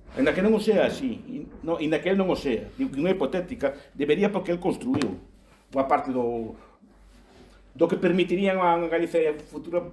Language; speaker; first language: Galician; non-native, local second language; Spanish